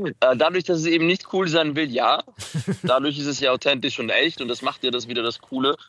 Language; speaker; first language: German; early bilingual, other home language; Macedonian